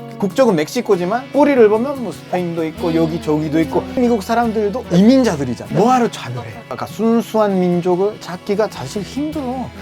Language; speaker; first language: Korean; non-native, fluent; Spanish